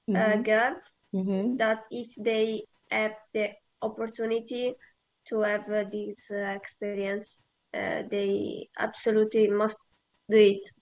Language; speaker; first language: English; non-native, learner; Italian